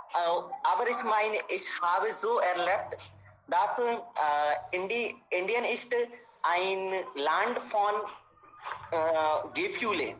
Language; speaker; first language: German; non-native, learner; Hindi